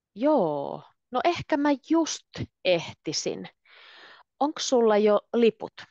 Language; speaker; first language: Finnish; native; Finnish